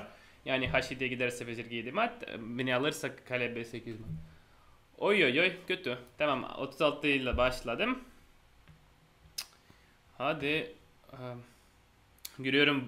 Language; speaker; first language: Turkish; non-native, fluent; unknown